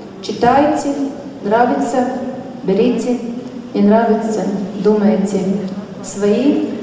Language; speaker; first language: Russian; non-native, local second language; Latvian